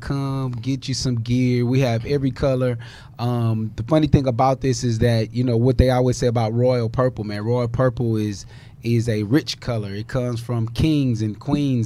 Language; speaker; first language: English; native; English